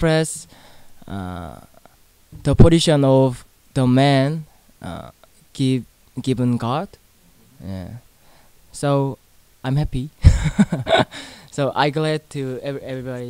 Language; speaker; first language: English; non-native, learner; Korean